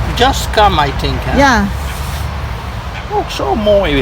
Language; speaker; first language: English; non-native, learner; Dutch